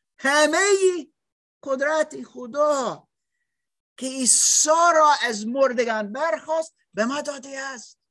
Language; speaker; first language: Persian; non-native, learner; English